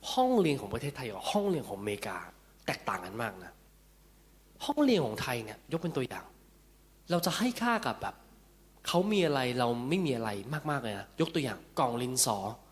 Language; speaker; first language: Thai; early bilingual, heritage; Thai